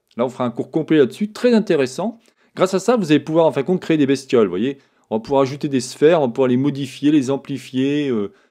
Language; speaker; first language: French; native; French